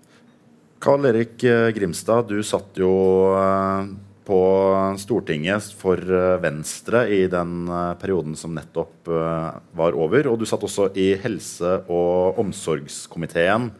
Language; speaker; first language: Norwegian; native; Norwegian